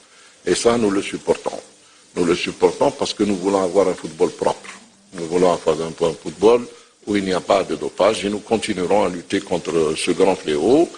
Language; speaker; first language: French; non-native, local second language; Arabic